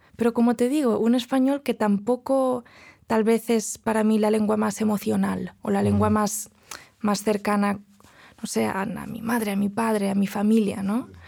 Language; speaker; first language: Spanish; non-native, local second language; Catalan